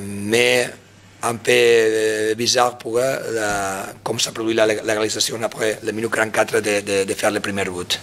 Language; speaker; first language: French; non-native, fluent; Spanish